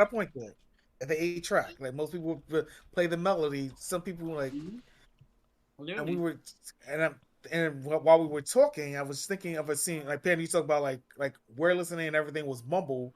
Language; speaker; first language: English; native; English